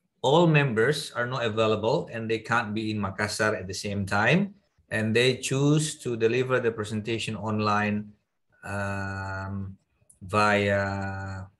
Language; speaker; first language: English; non-native, fluent; Indonesian